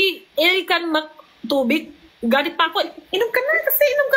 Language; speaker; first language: Filipino; non-native, learner; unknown